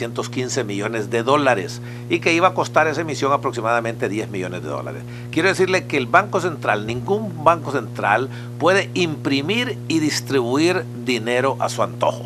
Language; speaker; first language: Spanish; native; Spanish